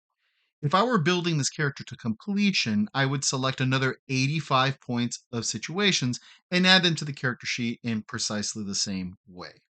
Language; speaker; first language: English; native; English